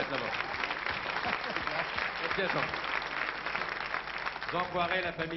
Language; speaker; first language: French; native; French